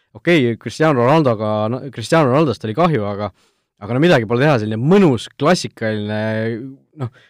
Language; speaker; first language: Estonian; native; Estonian